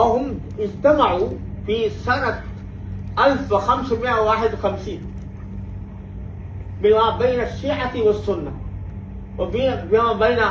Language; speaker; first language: Arabic; non-native, fluent; Urdu